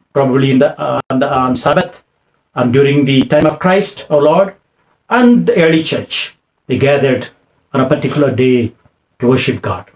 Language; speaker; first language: English; non-native, local second language; Tamil